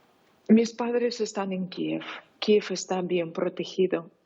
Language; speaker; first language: Spanish; non-native, fluent; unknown